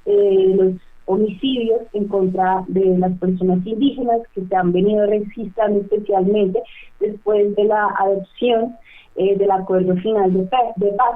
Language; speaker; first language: Spanish; native; Spanish